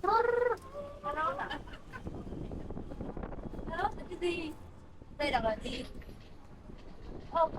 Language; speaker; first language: Vietnamese; native; Vietnamese